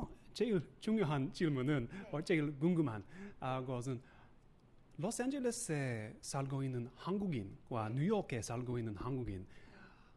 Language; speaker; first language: Korean; non-native, learner; English